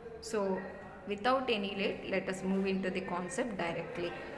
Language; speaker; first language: English; non-native, local second language; Telugu